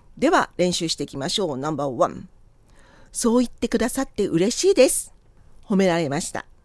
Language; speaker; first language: Japanese; native; Japanese